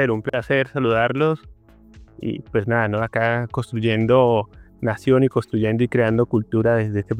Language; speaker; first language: Spanish; native; Spanish